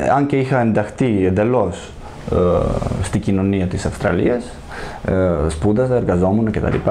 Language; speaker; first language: Greek; non-native, fluent; Serbian